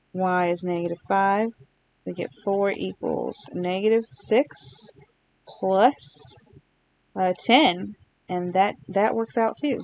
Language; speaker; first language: English; native; English